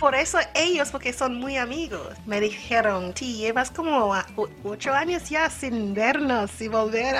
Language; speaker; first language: Spanish; non-native, fluent; English